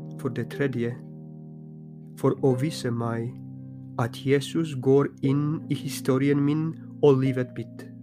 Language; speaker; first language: Norwegian; non-native, fluent; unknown